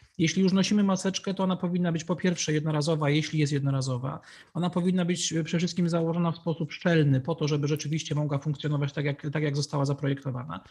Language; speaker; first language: Polish; native; Polish